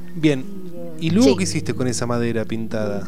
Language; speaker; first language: Spanish; native; Spanish